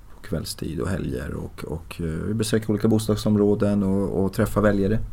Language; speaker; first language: Swedish; early bilingual, other home language; Persian